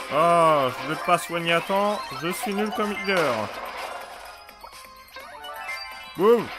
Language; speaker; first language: French; native; French